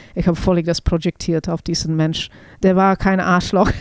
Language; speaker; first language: German; non-native, fluent; English